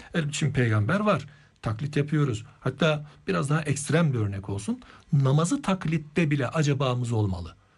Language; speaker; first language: Turkish; native; Turkish